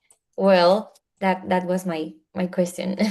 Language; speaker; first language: English; non-native, learner; Spanish